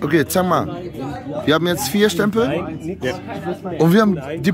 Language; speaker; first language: German; non-native, fluent; Korean